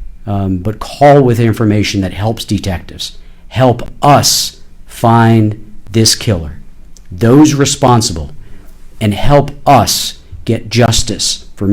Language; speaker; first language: English; native; English